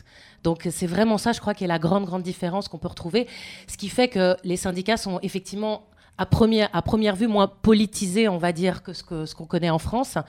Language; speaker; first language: French; native; French